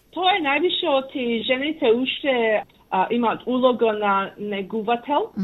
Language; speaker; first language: Macedonian; early bilingual, heritage; Macedonian